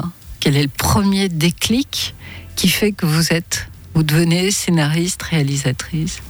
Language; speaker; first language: French; native; French